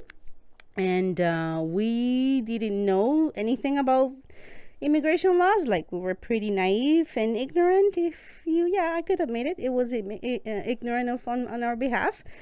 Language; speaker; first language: English; non-native, fluent; Spanish